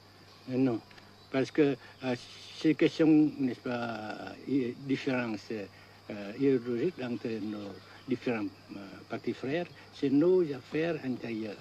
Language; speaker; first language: French; non-native, local second language; Vietnamese